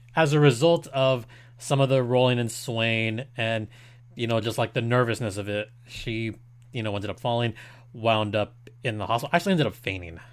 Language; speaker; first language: English; early bilingual, other home language; Spanish